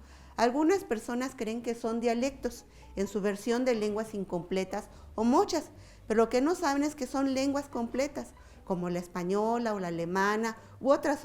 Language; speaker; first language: Spanish; native; Spanish